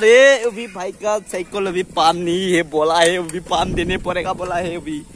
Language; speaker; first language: Hindi; non-native, local second language; Bodo